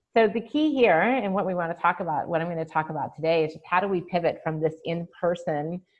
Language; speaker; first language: English; native; English